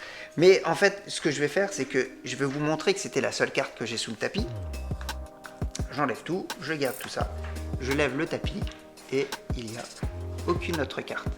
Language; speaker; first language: French; native; French